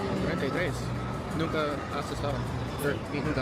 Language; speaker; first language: Spanish; non-native, learner; English